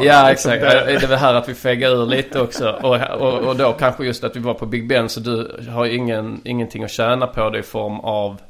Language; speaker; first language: Swedish; native; Swedish